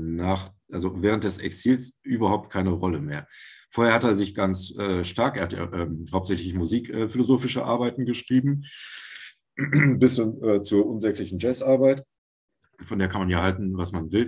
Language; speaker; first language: German; native; German